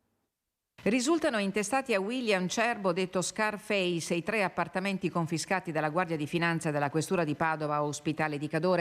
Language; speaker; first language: Italian; native; Italian